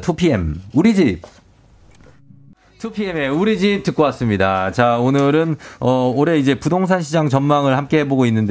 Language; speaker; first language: Korean; native; Korean